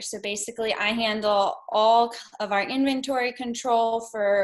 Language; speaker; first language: English; native; English